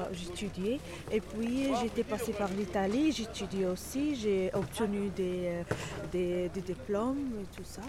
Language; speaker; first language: French; non-native, learner; Arabic